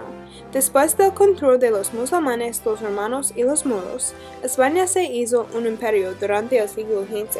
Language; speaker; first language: Spanish; non-native, learner; English